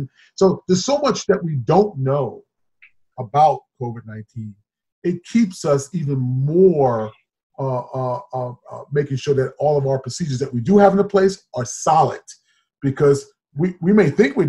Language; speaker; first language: English; native; English